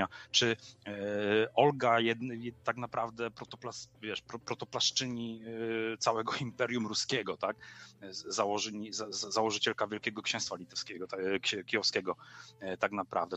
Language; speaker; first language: Polish; native; Polish